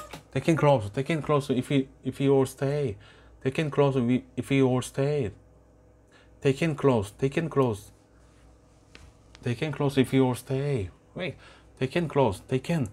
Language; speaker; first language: English; non-native, learner; Korean